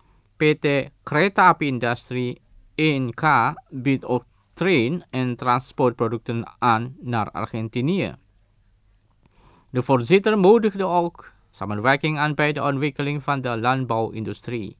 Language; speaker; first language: Dutch; non-native, fluent; Indonesian